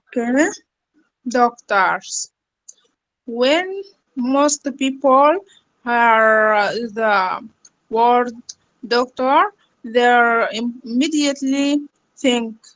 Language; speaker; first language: English; non-native, learner; Arabic